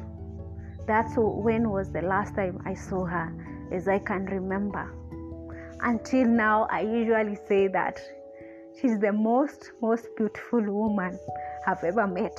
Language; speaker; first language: English; non-native, local second language; Kikuyu